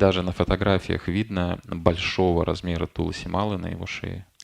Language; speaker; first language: Russian; native; Russian